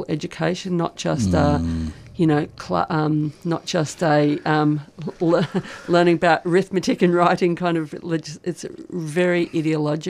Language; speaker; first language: English; native; English